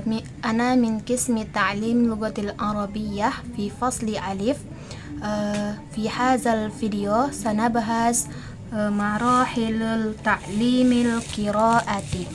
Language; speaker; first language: Arabic; non-native, learner; Indonesian